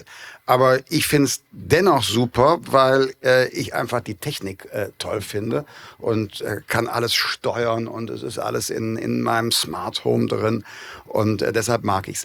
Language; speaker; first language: German; native; German